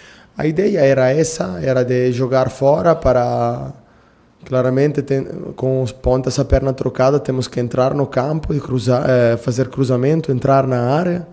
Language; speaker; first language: Portuguese; non-native, fluent; Italian